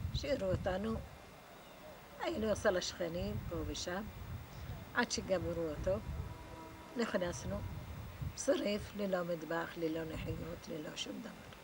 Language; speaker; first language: Hebrew; non-native, fluent; Arabic